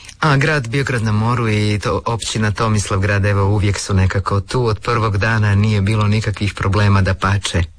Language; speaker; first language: Croatian; native; Croatian